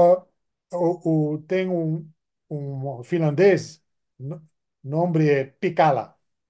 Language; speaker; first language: Portuguese; non-native, fluent; French